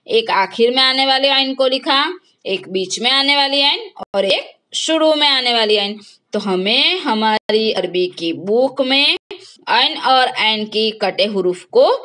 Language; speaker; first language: Hindi; non-native, local second language; Gujarati